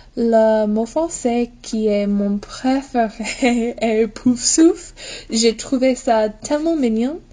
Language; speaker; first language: French; non-native, fluent; English